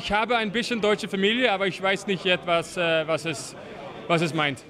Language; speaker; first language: German; non-native, learner; Danish